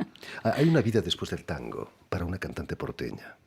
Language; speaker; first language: Spanish; native; Spanish